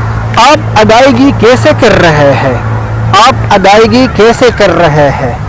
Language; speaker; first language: Hindi; non-native, fluent; Arabic